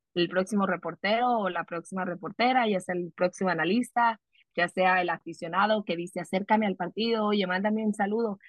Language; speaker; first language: Spanish; early bilingual, heritage; Spanish